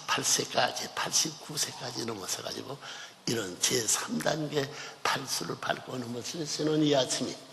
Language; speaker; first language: Korean; native; Korean